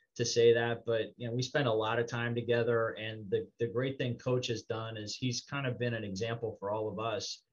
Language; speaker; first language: English; native; English